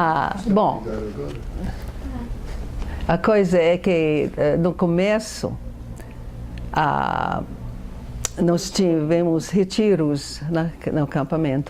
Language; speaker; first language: Portuguese; non-native, fluent; English